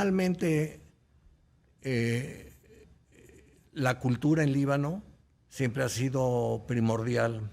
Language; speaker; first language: Spanish; native; Spanish